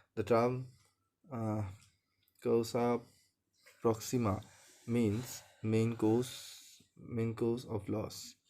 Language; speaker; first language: English; non-native, local second language; Bangla